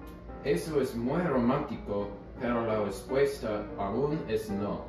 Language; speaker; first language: Spanish; non-native, learner; English